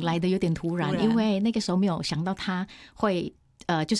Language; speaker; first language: Chinese; non-native, fluent; Hakka Chinese